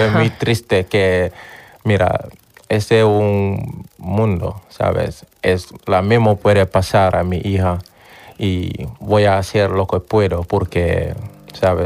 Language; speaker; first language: Spanish; non-native, learner; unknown